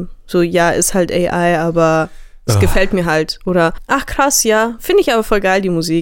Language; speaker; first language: German; native; German